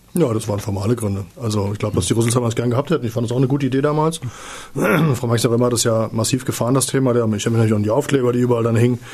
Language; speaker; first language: German; native; German